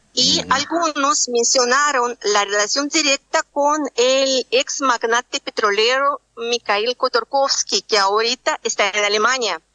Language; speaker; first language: Spanish; non-native, fluent; Russian